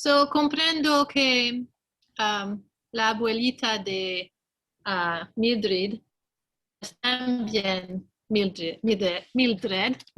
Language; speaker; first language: Spanish; non-native, learner; English